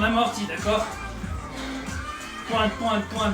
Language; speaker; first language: French; native; French